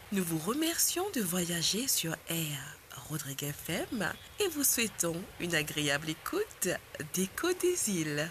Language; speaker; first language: French; non-native, local second language; Morisyen